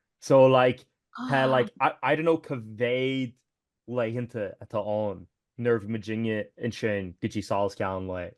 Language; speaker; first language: Irish; native; Irish